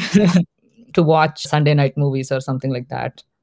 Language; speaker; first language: English; non-native, local second language; Telugu